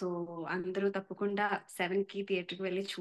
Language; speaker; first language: Telugu; non-native, learner; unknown